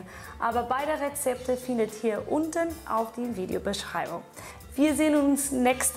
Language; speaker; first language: German; non-native, fluent; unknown